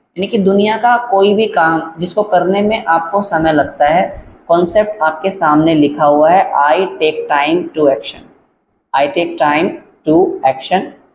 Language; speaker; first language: Hindi; native; Hindi